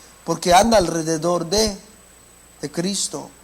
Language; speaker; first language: Spanish; native; Spanish